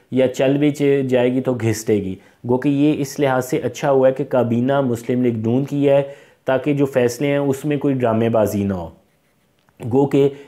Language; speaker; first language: Urdu; non-native, local second language; Punjabi